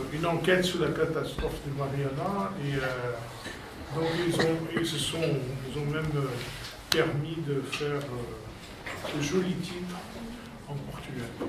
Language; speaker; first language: French; non-native, fluent; Portuguese